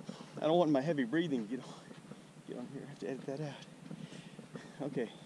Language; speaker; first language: English; native; English